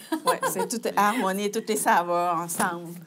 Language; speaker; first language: French; non-native, fluent; Chinese